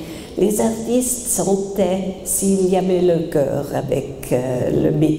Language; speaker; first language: French; non-native, fluent; German